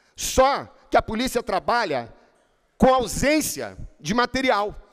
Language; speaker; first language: Portuguese; native; Portuguese